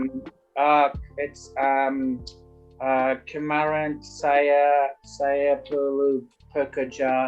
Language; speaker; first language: Indonesian; non-native, learner; English